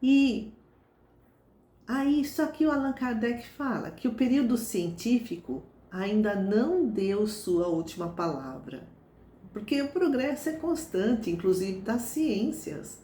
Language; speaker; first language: Portuguese; native; Portuguese